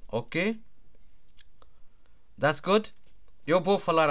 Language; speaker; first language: Portuguese; non-native, fluent; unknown